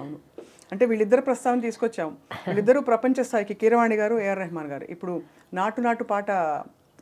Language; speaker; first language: Telugu; native; Telugu